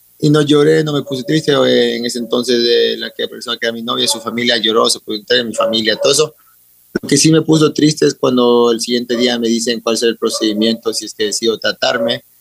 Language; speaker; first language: Spanish; native; Spanish